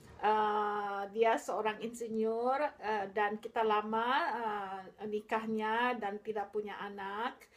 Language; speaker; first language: Indonesian; native; Indonesian